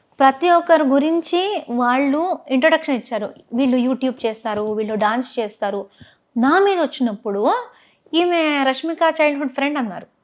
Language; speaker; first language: Telugu; non-native, local second language; Tamil